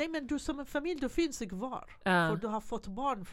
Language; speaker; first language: Swedish; non-native, fluent; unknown